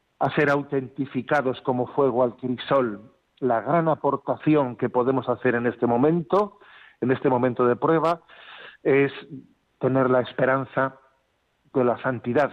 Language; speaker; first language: Spanish; native; Spanish